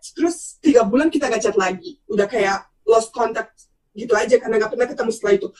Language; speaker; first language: Indonesian; non-native, fluent; Bosnian